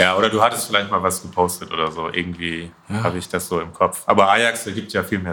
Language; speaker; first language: German; native; German